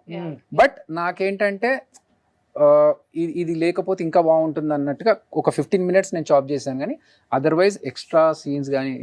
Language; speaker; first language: Telugu; native; Telugu